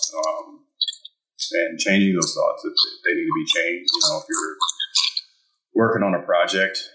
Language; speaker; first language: English; early bilingual, other home language; German